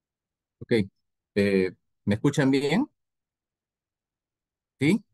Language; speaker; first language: Spanish; native; Spanish